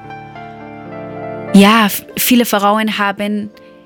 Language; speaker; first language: German; non-native, learner; Persian